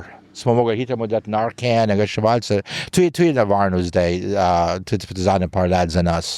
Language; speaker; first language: Slovenian; early bilingual, heritage; Slovenian